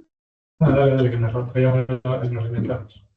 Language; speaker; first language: Spanish; native; Spanish